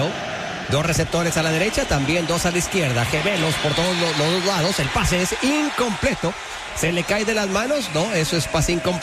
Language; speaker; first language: Spanish; native; Spanish